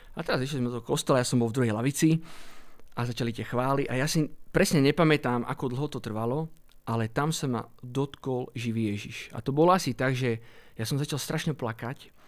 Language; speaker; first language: Slovak; native; Slovak